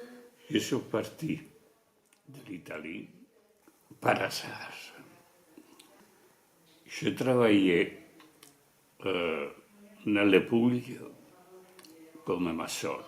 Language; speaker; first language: French; non-native, fluent; Italian